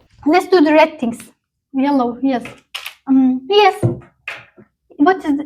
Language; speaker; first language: English; non-native, learner; Turkish